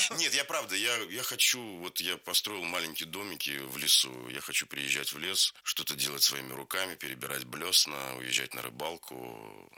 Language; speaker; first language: Russian; native; Russian